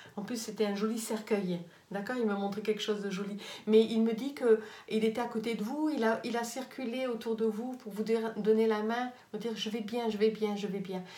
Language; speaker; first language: French; native; French